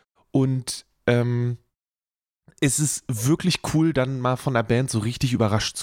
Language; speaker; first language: German; native; German